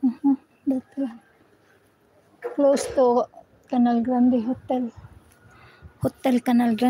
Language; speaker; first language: English; non-native, local second language; Filipino